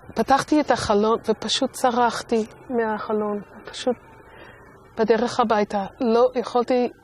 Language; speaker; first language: Hebrew; non-native, fluent; English